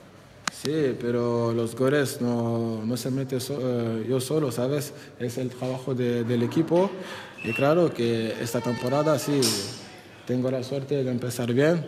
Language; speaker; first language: Spanish; non-native, fluent; French